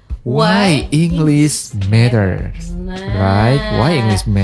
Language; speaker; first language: English; non-native, learner; Indonesian